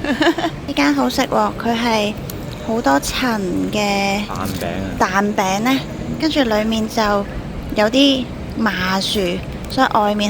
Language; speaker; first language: Cantonese; native; Cantonese